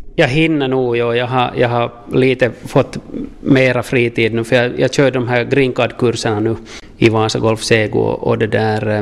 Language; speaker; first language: Swedish; native; Swedish